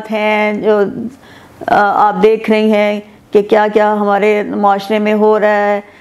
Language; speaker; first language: Urdu; non-native, local second language; Persian